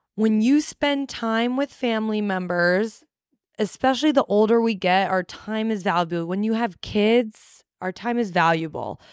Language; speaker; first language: English; native; English